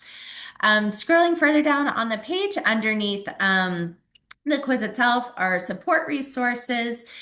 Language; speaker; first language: English; native; English